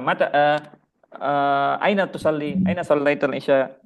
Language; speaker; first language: Arabic; non-native, fluent; Indonesian